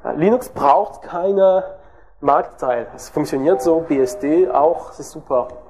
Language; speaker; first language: German; non-native, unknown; French